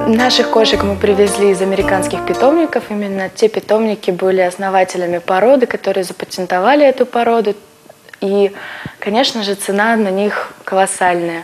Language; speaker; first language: Russian; native; Russian